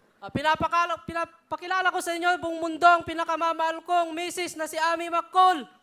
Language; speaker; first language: Filipino; non-native, local second language; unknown